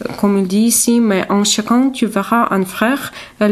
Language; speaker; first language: French; non-native, fluent; Ukrainian